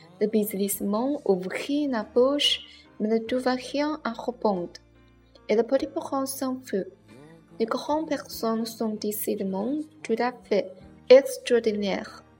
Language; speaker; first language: French; non-native, learner; Chinese